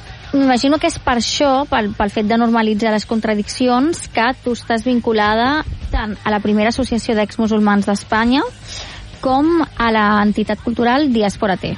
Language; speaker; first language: Catalan; native; Catalan